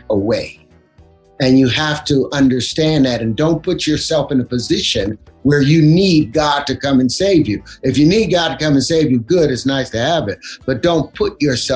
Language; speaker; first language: English; native; English